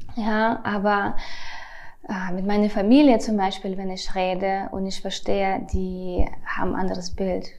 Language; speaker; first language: German; non-native, fluent; Russian